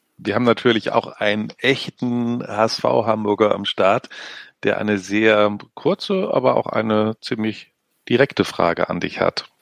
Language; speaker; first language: German; native; German